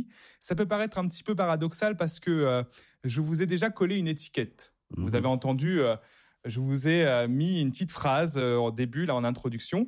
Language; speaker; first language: French; native; French